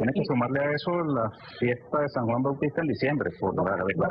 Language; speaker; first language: Spanish; native; Spanish